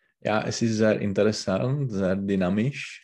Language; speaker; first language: German; non-native, learner; Czech